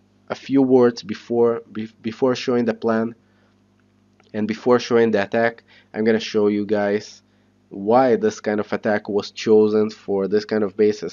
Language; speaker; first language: English; non-native, fluent; Hebrew